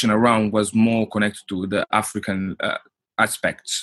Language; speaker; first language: English; non-native, fluent; Portuguese